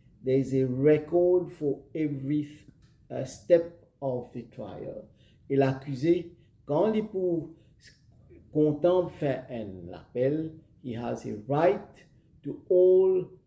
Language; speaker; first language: English; non-native, local second language; Morisyen